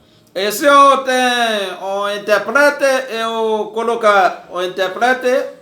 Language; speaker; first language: Portuguese; non-native, learner; Haitian Creole